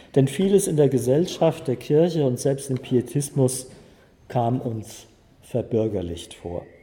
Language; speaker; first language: German; native; German